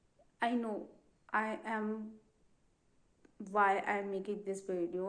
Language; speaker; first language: English; non-native, learner; Hindi